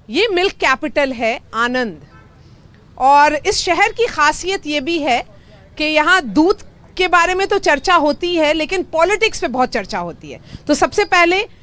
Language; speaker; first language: Hindi; native; Hindi